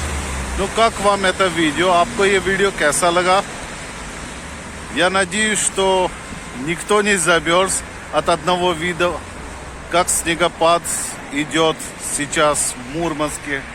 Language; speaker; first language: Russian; non-native, fluent; Hindi